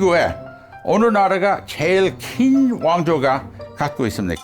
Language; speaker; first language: Korean; non-native, fluent; English